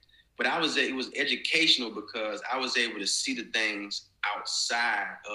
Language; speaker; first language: English; native; English